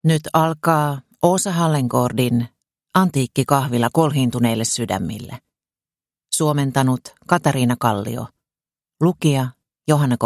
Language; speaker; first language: Finnish; native; Finnish